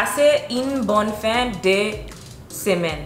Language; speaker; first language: French; non-native, learner; Haitian Creole